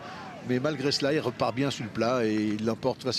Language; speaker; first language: French; native; French